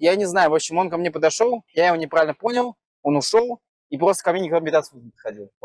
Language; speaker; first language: Russian; native; Russian